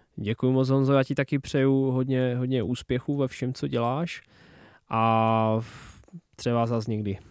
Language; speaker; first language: Czech; non-native, local second language; Polish